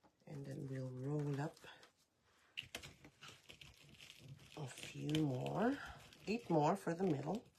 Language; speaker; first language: English; native; English